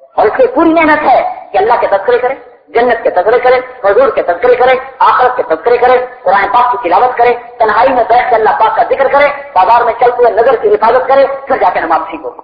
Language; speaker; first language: Urdu; non-native, local second language; Punjabi